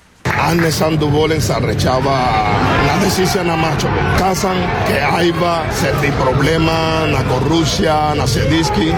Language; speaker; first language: Bulgarian; non-native, learner; Spanish